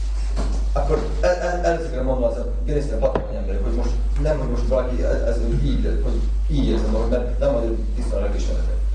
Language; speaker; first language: Hungarian; non-native, local second language; Slovak